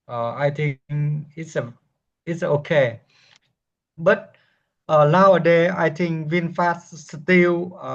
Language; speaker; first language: English; non-native, learner; Vietnamese